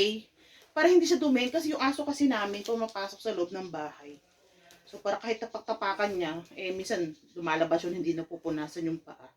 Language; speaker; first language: Filipino; native; Filipino